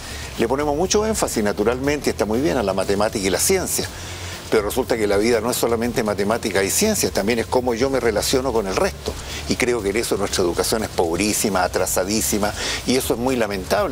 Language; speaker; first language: Spanish; native; Spanish